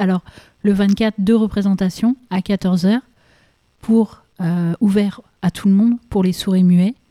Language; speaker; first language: French; native; French